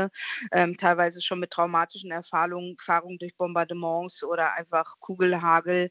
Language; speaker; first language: German; native; German